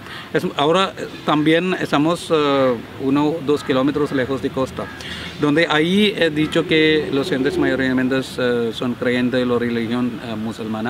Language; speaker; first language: Spanish; non-native, learner; Malayalam